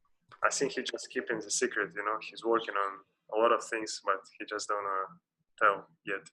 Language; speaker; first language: English; non-native, fluent; Russian